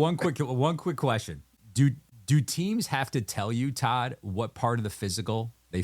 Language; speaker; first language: English; native; English